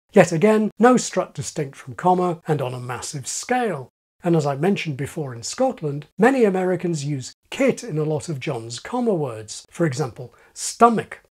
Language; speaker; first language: English; native; English